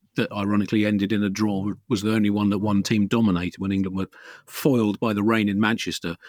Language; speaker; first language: English; native; English